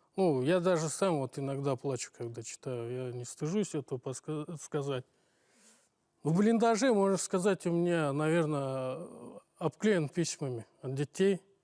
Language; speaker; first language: Russian; native; Russian